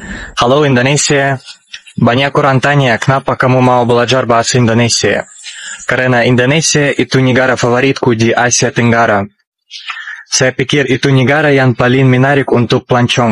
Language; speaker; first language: Indonesian; non-native, learner; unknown